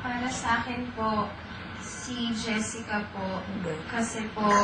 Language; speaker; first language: Filipino; native; Filipino